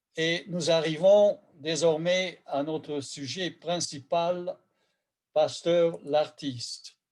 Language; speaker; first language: French; non-native, fluent; Hungarian